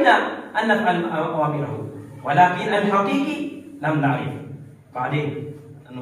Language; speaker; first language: Arabic; non-native, learner; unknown